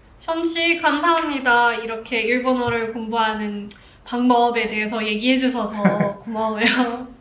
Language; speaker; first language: Korean; non-native, fluent; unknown